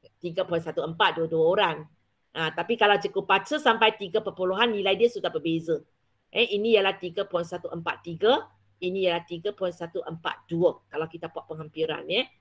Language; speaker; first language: Malay; non-native, local second language; Chinese